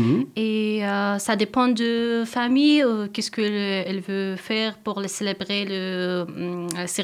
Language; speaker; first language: French; non-native, learner; Persian